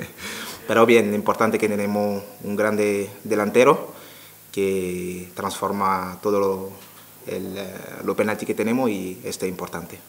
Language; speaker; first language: Spanish; non-native, learner; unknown